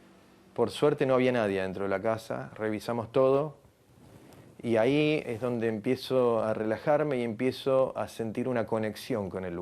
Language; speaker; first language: Spanish; native; Spanish